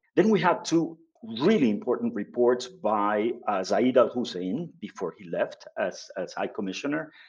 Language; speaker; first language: English; non-native, fluent; Spanish